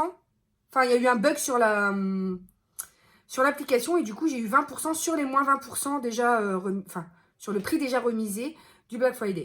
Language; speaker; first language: French; native; French